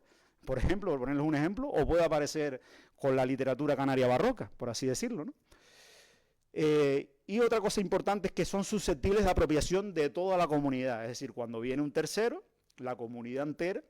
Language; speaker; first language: Spanish; native; Spanish